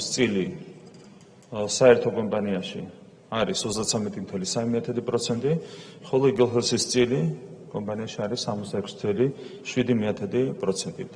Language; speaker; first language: Georgian; native; Georgian